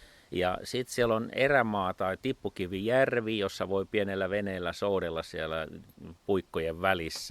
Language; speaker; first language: Finnish; native; Finnish